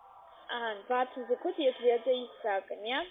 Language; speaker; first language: German; non-native, learner; Russian